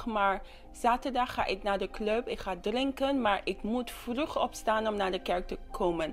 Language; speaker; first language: Dutch; non-native, local second language; English